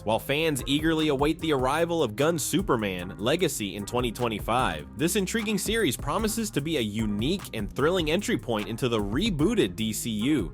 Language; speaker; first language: English; native; English